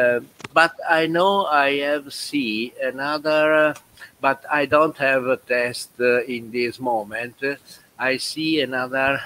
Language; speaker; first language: English; non-native, learner; Italian